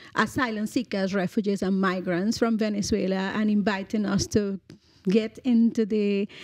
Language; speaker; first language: English; non-native, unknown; Spanish